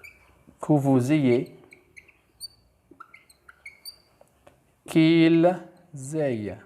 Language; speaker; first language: French; non-native, local second language; Arabic